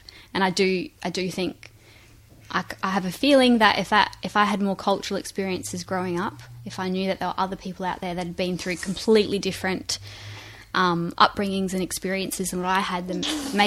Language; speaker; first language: English; native; English